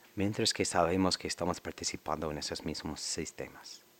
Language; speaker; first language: Spanish; non-native, fluent; English